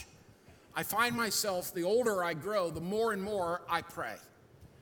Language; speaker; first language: English; native; English